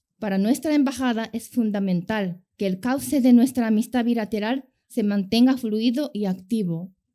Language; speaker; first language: Spanish; non-native, fluent; Japanese